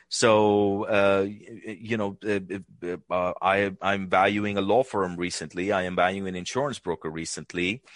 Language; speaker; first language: English; non-native, local second language; Hindi